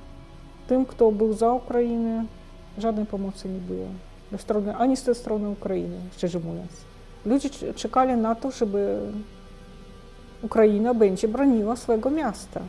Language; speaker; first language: Polish; non-native, fluent; Russian